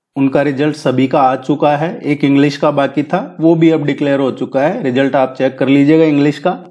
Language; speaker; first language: Hindi; native; Hindi